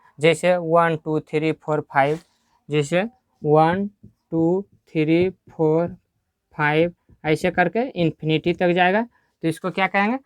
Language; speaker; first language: Hindi; native; Hindi